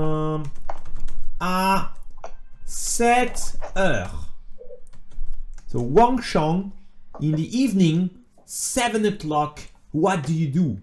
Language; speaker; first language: French; native; French